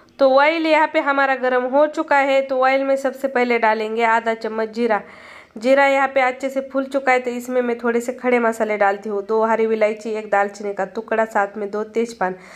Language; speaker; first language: Hindi; non-native, local second language; Marathi